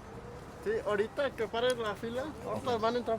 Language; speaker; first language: Spanish; native; Spanish